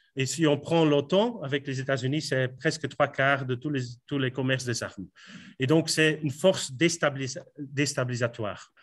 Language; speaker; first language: French; non-native, fluent; Dutch